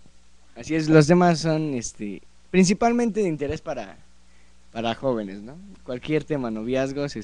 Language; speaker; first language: Spanish; native; Spanish